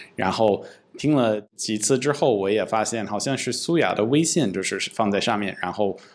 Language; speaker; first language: Chinese; non-native, fluent; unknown